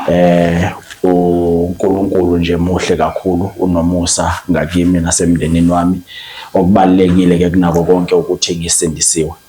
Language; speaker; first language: Zulu; non-native, local second language; Xhosa